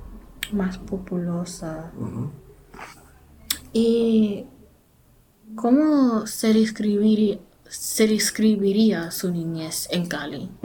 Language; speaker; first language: Spanish; non-native, learner; English